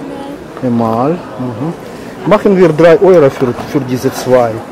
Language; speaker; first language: German; non-native, learner; Russian